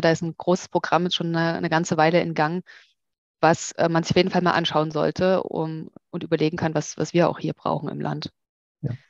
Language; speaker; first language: German; native; German